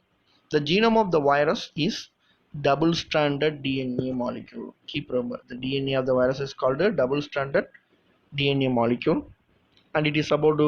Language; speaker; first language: English; non-native, local second language; Tamil